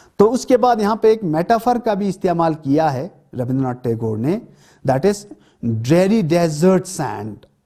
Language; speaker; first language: Hindi; non-native, local second language; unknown